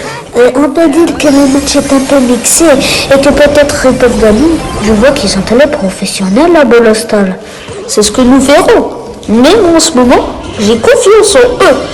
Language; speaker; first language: French; native; French